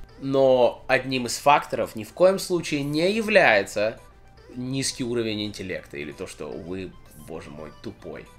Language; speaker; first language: Russian; native; Russian